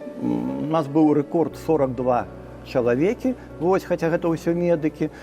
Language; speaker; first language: Belarusian; non-native, local second language; Russian